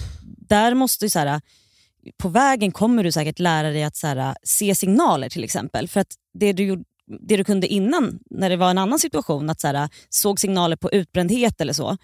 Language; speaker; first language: Swedish; native; Swedish